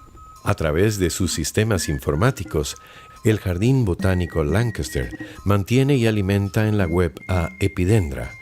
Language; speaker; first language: Spanish; native; Spanish